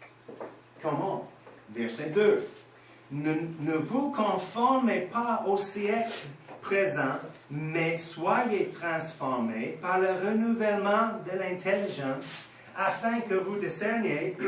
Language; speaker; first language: French; non-native, fluent; English